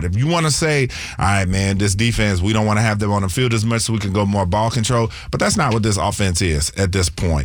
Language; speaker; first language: English; native; English